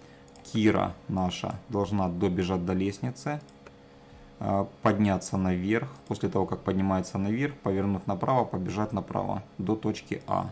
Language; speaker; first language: Russian; native; Russian